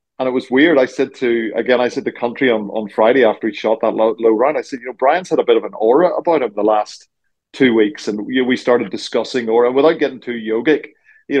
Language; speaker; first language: English; native; English